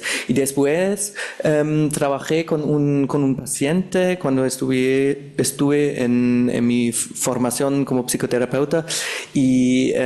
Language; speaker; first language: Spanish; non-native, fluent; German